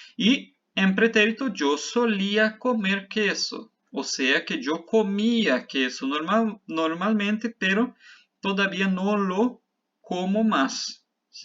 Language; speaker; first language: Spanish; non-native, fluent; Portuguese